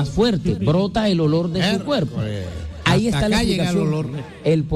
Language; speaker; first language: Spanish; native; Spanish